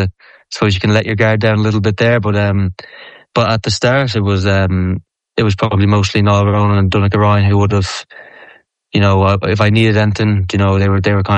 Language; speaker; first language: English; native; English